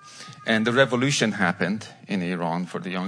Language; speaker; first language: English; non-native, fluent; Persian